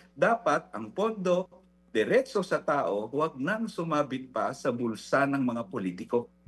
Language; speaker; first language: Filipino; non-native, local second language; Hiligaynon